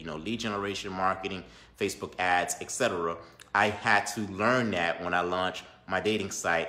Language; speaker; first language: English; native; English